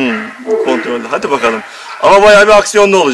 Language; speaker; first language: Turkish; native; Turkish